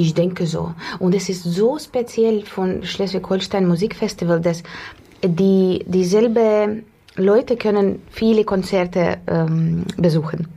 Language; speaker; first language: German; non-native, fluent; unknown